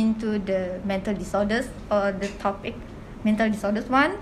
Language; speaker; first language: English; non-native, local second language; Malay